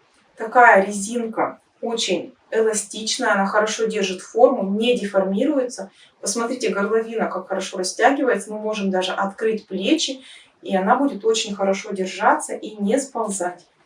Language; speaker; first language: Russian; native; Russian